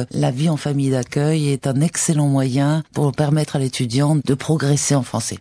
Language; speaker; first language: French; native; French